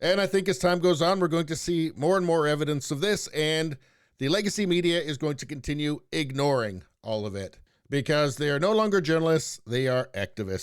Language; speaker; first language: English; native; English